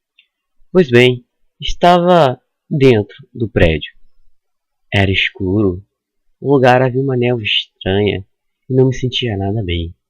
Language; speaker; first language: Portuguese; native; Portuguese